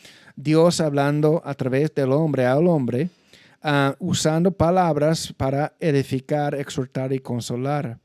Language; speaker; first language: Spanish; non-native, fluent; English